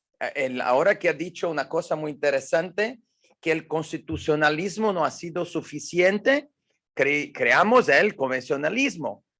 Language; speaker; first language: Spanish; non-native, fluent; Portuguese